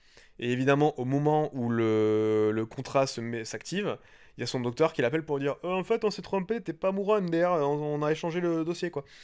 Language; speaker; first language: French; native; French